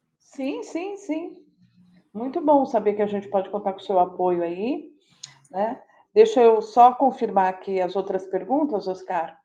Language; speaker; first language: Portuguese; native; Portuguese